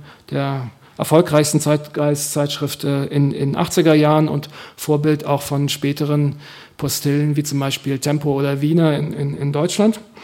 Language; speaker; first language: German; native; German